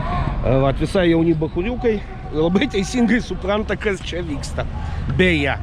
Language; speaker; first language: Lithuanian; native; Lithuanian